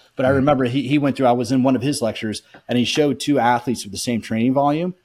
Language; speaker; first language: English; native; English